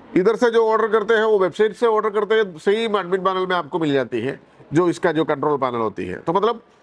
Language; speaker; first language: Hindi; non-native, local second language; Malayalam